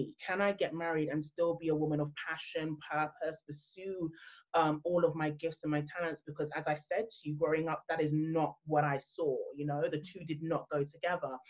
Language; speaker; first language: English; native; English